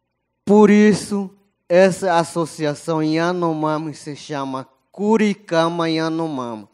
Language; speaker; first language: Portuguese; non-native, local second language; Yanomámi